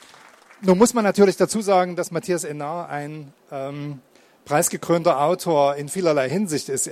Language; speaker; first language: German; native; German